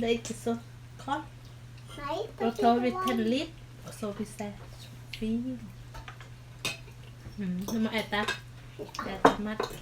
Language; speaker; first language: Norwegian; non-native, learner; Thai